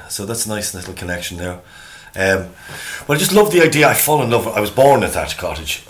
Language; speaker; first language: English; native; English